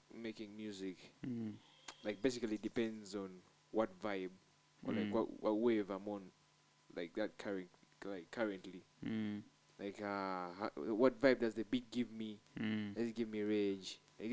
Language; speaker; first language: English; non-native, local second language; Ganda